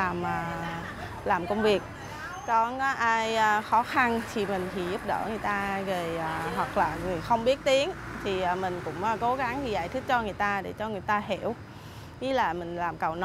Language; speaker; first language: Vietnamese; non-native, fluent; Thai